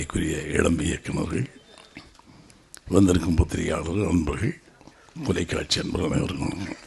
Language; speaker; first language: Tamil; native; Tamil